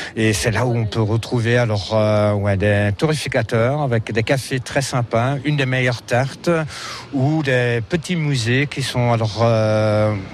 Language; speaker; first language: French; non-native, fluent; German